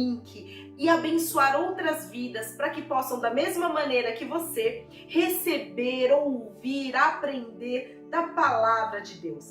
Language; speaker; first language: Portuguese; native; Portuguese